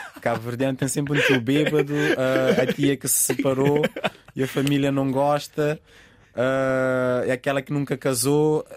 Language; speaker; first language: Portuguese; non-native, local second language; Kabuverdianu